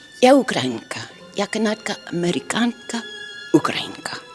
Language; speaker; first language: Ukrainian; early bilingual, heritage; Ukrainian